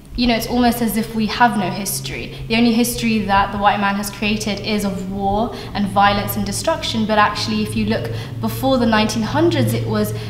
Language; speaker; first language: English; native; English